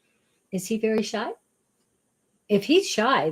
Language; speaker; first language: English; native; English